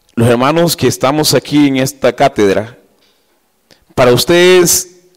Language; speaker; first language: Spanish; native; Spanish